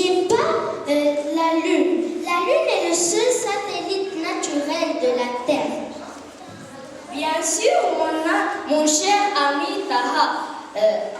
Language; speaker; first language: French; non-native, local second language; Arabic